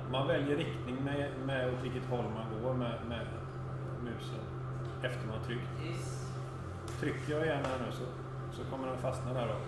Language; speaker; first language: Swedish; native; Swedish